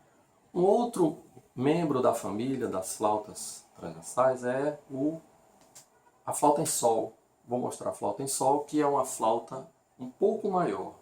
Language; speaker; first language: Portuguese; native; Portuguese